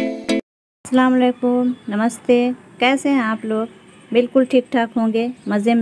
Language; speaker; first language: Hindi; native; Hindi